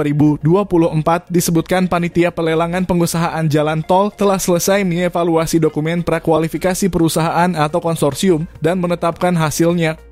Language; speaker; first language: Indonesian; native; Indonesian